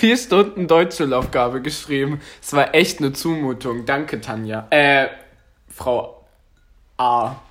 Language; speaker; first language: German; native; German